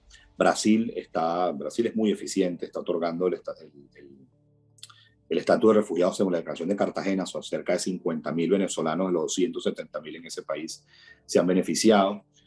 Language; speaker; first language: Spanish; native; Spanish